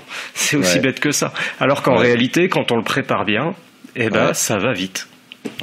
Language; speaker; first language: French; native; French